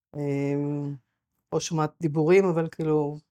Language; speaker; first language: Hebrew; native; Hebrew